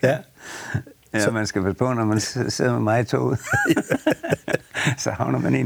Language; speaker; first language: Danish; native; Danish